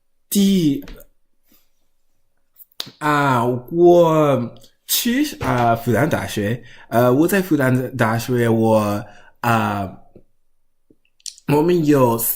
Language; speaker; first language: Chinese; non-native, learner; English